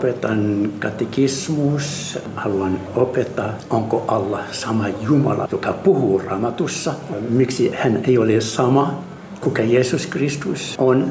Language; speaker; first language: Finnish; non-native, fluent; Arabic